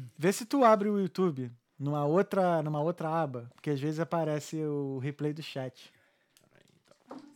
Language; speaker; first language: Portuguese; native; Portuguese